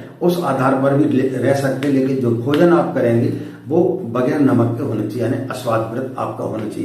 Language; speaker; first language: Hindi; native; Hindi